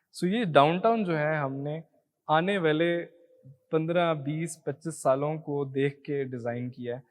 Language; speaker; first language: Urdu; native; Urdu